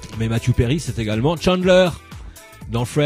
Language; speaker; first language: French; native; French